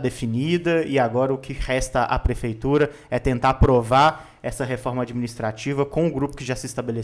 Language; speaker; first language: Portuguese; native; Portuguese